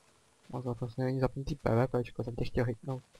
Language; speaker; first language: Czech; native; Czech